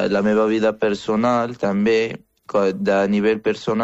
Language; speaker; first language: Catalan; non-native, fluent; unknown